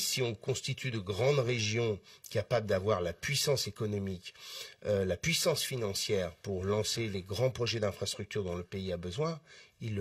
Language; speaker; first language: French; native; French